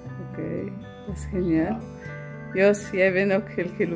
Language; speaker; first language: Dutch; non-native, learner; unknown